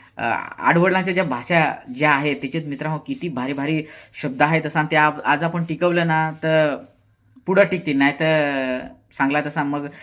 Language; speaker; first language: Marathi; non-native, local second language; Kukna